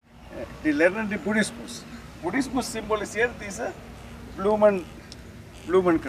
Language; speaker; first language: German; non-native, learner; Sinhala